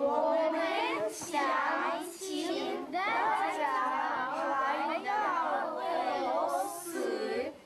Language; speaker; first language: Chinese; non-native, learner; Russian